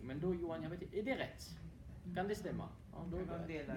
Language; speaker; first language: Swedish; non-native, fluent; French